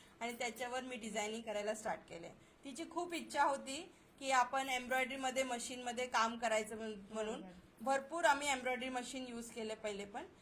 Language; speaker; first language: Marathi; non-native, local second language; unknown